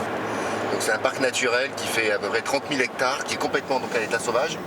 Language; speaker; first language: French; native; French